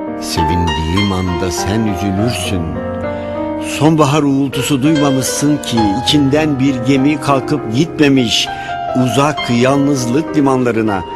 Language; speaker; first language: Turkish; native; Turkish